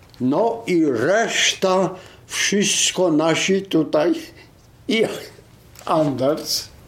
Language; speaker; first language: Polish; native; Polish